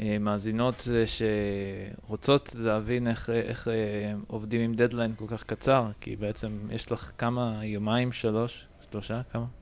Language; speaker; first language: Hebrew; native; Hebrew